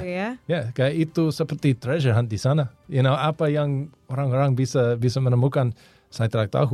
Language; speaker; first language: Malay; non-native, learner; English